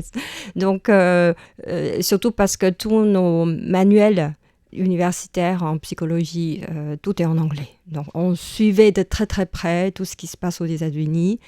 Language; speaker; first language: French; non-native, fluent; Chinese